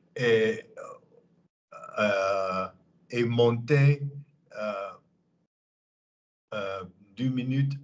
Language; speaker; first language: French; non-native, learner; English